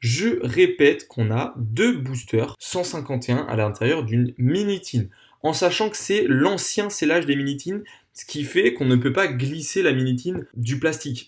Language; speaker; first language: French; native; French